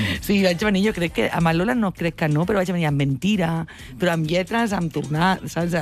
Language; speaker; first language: Catalan; non-native, local second language; Spanish